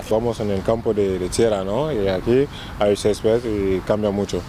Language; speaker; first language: Spanish; non-native, fluent; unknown